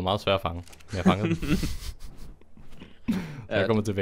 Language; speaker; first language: Danish; native; Danish